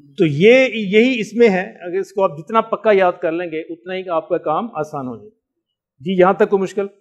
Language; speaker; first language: Urdu; native; Urdu